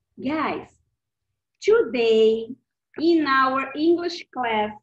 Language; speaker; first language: English; non-native, fluent; Portuguese